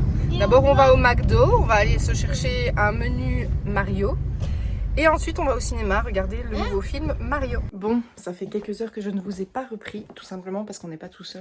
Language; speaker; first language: French; native; French